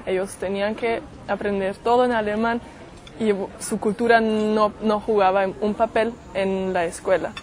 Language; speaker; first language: Spanish; non-native, fluent; German